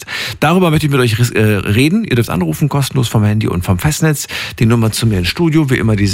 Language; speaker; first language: German; native; German